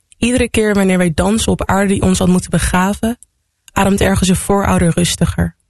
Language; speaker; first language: Dutch; native; Dutch